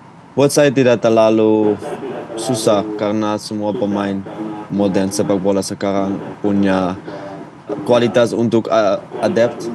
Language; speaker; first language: Indonesian; non-native, fluent; Dutch